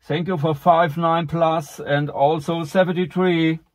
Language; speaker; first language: English; non-native, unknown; German